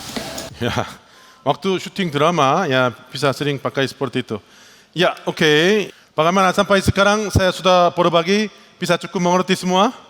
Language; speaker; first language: Indonesian; non-native, learner; Korean